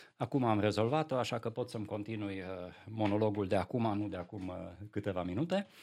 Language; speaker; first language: Romanian; non-native, local second language; Hungarian